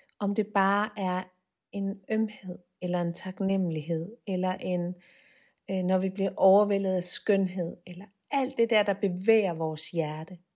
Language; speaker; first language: Danish; native; Danish